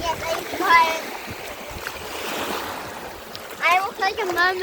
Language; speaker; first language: English; early bilingual, other home language; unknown